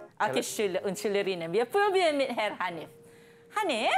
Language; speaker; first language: German; non-native, fluent; Malay